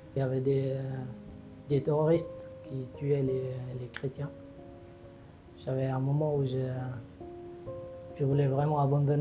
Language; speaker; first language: French; non-native, fluent; Tigrinya